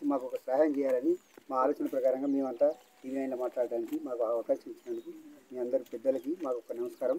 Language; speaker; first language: Telugu; native; Telugu